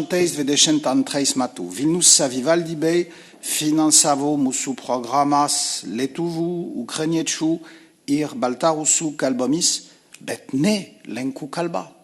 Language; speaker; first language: Lithuanian; non-native, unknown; French